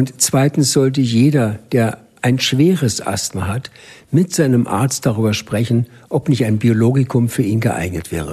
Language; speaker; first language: German; native; German